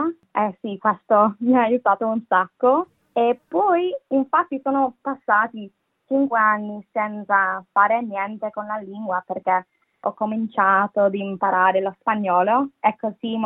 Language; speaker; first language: Italian; non-native, fluent; English